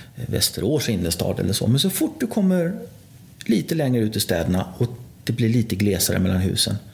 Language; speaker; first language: Swedish; native; Swedish